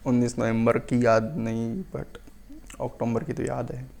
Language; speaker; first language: Hindi; non-native, local second language; Marathi